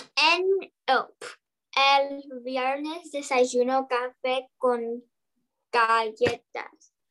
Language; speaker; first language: Spanish; non-native, learner; English